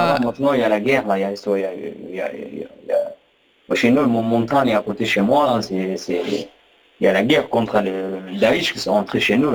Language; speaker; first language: French; non-native, learner; Somali